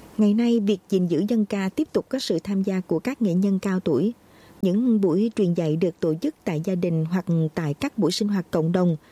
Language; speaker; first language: Vietnamese; native; Vietnamese